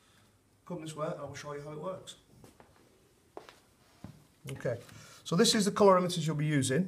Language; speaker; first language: English; native; English